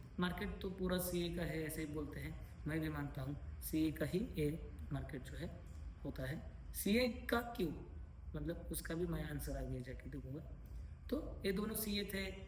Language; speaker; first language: Hindi; non-native, local second language; Marathi